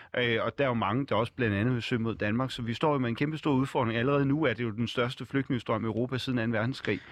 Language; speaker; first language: Danish; native; Danish